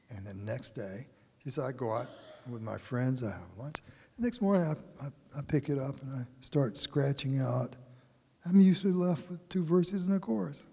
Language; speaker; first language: English; native; English